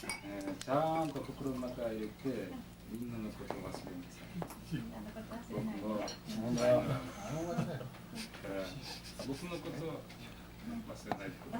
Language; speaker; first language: Japanese; non-native, learner; Kyrgyz